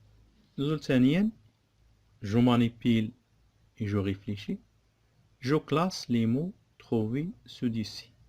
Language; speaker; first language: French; non-native, local second language; Arabic